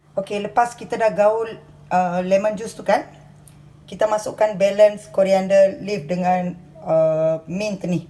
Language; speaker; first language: Malay; non-native, local second language; Tamil